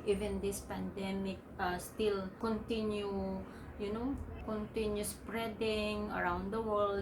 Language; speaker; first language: English; non-native, local second language; Filipino